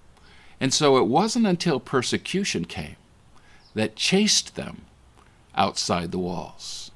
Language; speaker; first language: English; native; English